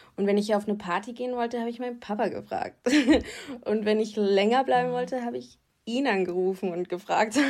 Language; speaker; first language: German; native; German